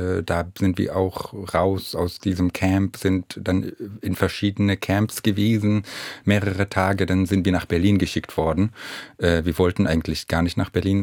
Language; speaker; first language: German; non-native, fluent; Arabic